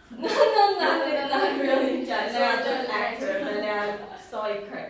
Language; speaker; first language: English; non-native, learner; Chinese